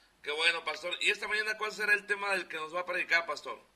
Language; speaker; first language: Spanish; native; Spanish